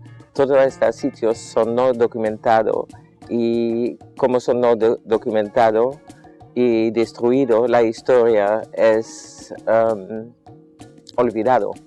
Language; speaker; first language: Spanish; non-native, fluent; Dutch